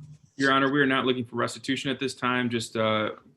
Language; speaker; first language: English; native; English